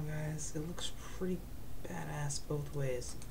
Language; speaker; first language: English; native; English